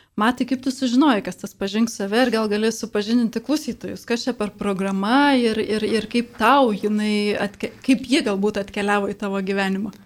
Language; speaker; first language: Lithuanian; native; Lithuanian